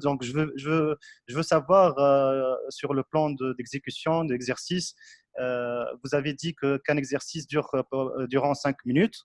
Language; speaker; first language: French; non-native, local second language; Arabic